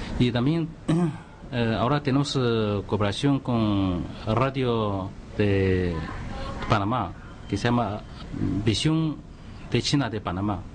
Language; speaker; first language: Spanish; non-native, fluent; Chinese